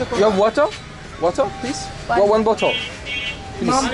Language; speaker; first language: English; non-native, learner; French